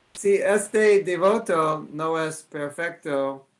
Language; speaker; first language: Spanish; non-native, learner; English